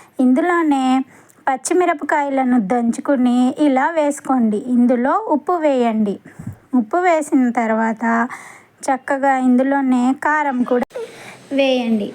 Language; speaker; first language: Telugu; non-native, local second language; Urdu